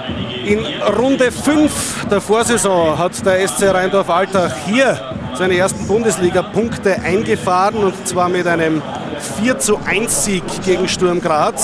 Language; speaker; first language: German; native; German